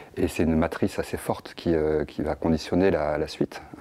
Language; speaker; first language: French; native; French